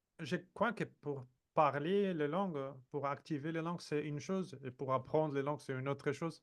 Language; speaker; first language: French; non-native, fluent; Portuguese